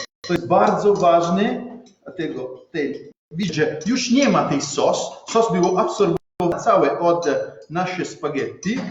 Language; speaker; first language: Polish; non-native, learner; Italian